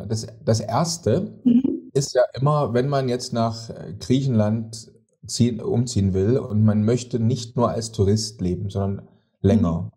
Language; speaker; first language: German; native; German